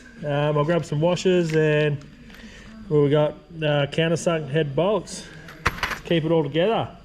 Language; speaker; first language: English; native; English